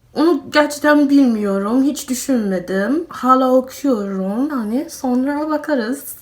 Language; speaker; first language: Turkish; non-native, fluent; German